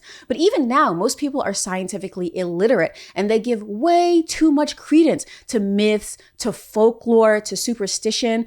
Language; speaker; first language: English; native; English